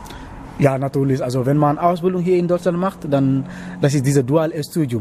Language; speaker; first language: German; non-native, learner; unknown